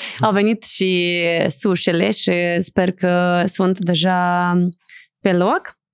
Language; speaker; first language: Romanian; native; Romanian